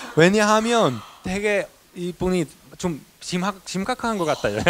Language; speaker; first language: Korean; non-native, fluent; Finnish